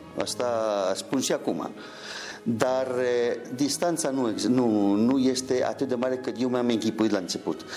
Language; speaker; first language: Romanian; non-native, fluent; Spanish